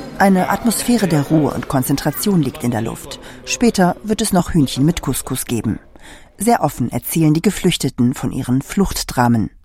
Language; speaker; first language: German; native; German